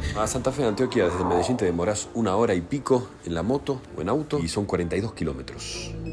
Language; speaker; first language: Spanish; native; Spanish